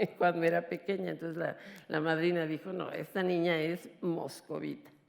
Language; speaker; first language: Spanish; native; Spanish